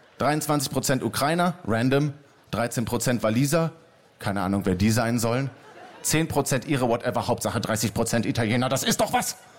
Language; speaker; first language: German; native; German